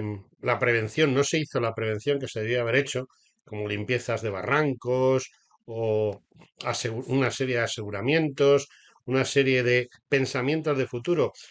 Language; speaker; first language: Spanish; native; Spanish